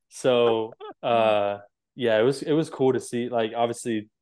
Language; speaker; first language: English; native; English